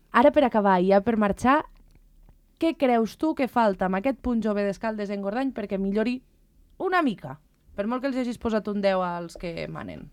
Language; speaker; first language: Catalan; native; Catalan